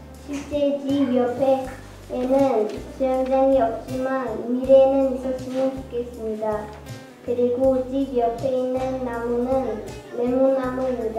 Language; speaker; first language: Korean; early bilingual, other home language; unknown